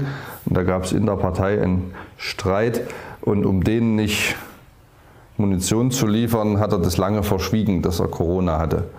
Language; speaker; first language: German; native; German